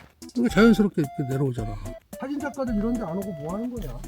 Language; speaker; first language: Korean; native; Korean